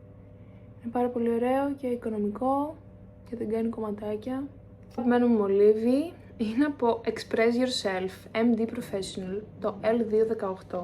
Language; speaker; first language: Greek; native; Greek